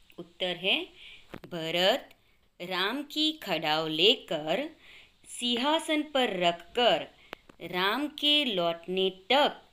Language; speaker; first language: Hindi; non-native, local second language; Gujarati